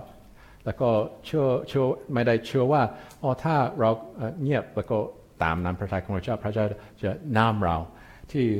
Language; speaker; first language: Thai; non-native, fluent; English